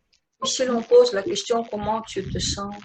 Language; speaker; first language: French; non-native, fluent; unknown